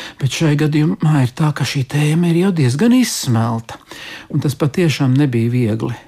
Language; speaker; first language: Latvian; native; Latvian